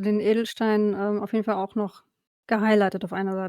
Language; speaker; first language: German; native; German